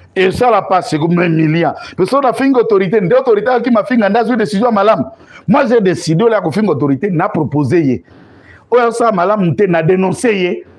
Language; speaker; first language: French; non-native, local second language; Lingala